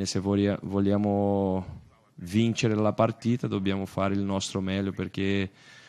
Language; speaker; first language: Italian; non-native, fluent; Portuguese